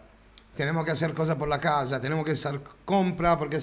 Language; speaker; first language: Spanish; non-native, learner; Italian